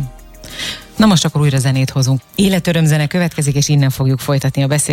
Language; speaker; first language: Hungarian; native; Hungarian